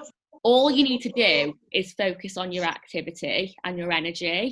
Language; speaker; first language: English; native; English